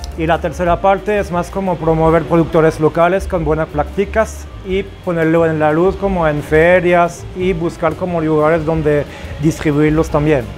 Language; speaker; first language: Spanish; non-native, fluent; French